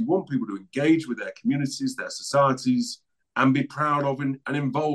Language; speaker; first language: English; native; English